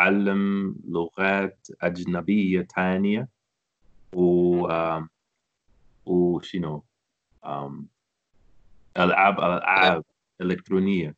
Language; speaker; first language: Arabic; non-native, learner; English